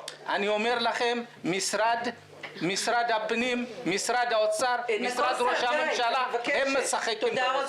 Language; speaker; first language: Hebrew; non-native, fluent; Amharic